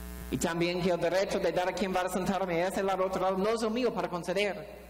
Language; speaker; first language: Spanish; non-native, fluent; English